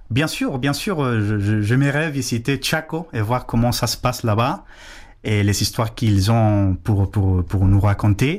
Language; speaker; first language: French; non-native, fluent; Spanish